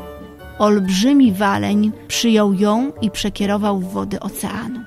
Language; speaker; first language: Polish; native; Polish